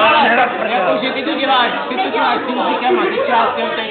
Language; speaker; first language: Czech; native; Czech